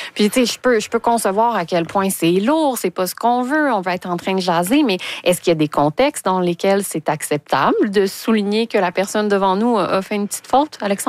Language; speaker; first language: French; native; French